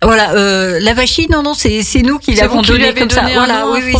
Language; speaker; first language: French; native; French